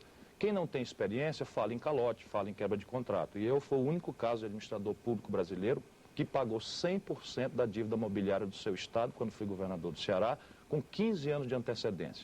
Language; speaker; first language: Portuguese; native; Portuguese